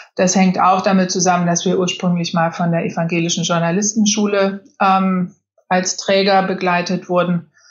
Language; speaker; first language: German; native; German